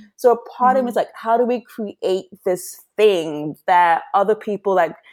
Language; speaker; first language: English; non-native, local second language; Yoruba